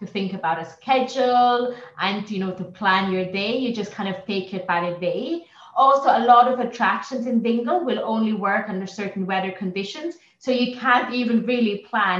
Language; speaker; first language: English; non-native, fluent; German